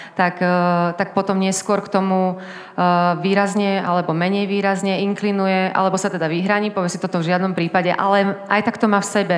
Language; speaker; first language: Slovak; early bilingual, heritage; Slovak